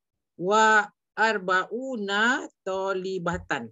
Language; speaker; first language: Arabic; non-native, learner; Malay